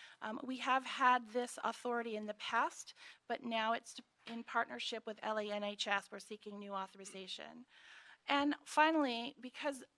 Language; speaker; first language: English; native; English